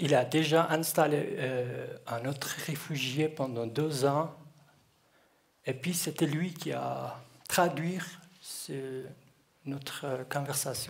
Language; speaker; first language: French; non-native, learner; Kurdish